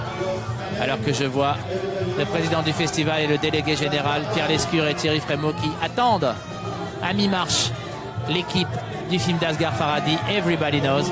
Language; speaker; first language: French; native; French